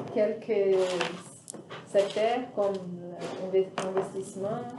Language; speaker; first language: French; non-native, learner; Portuguese